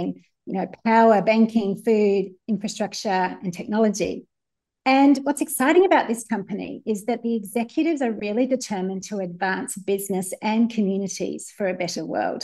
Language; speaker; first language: English; native; English